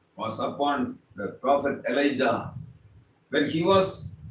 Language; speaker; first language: English; non-native, local second language; Tamil